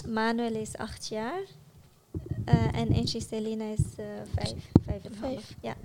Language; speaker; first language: Dutch; non-native, fluent; Arabic